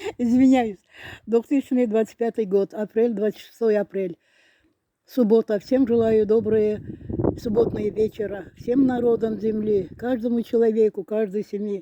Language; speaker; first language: Russian; non-native, fluent; Azerbaijani